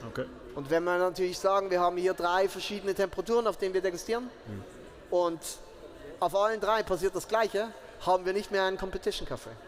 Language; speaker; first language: German; native; German